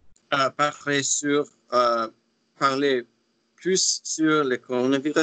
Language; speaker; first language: French; non-native, learner; English